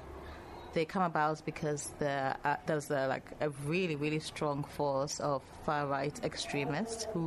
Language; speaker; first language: English; non-native, local second language; Akan